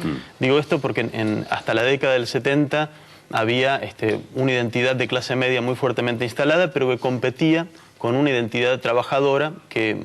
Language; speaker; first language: Spanish; native; Spanish